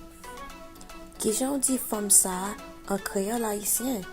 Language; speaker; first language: Haitian Creole; early bilingual, heritage; Haitian Creole